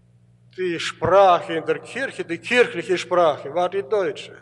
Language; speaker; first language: German; early bilingual, heritage; German